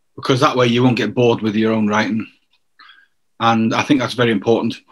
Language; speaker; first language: English; native; English